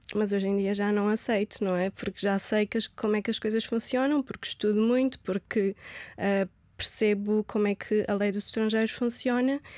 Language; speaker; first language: Portuguese; early bilingual, other home language; Romanian